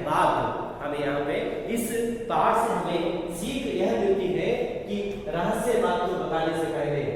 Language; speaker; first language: Hindi; non-native, local second language; Kannada